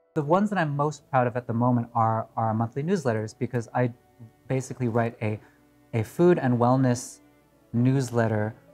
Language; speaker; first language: English; native; English